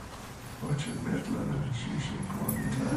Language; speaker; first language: Russian; non-native, learner; English